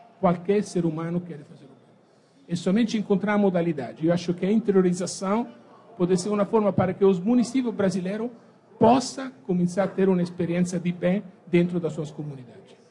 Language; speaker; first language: Portuguese; non-native, fluent; Italian